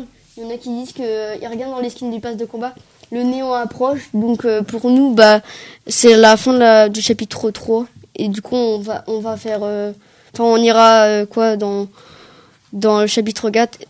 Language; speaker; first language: French; native; French